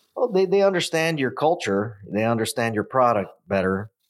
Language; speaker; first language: English; native; English